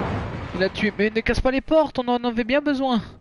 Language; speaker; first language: French; native; French